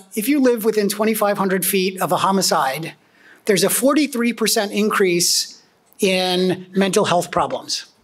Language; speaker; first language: English; native; English